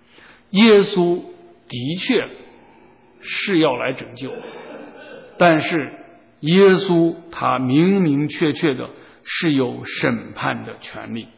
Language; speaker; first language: Chinese; native; Chinese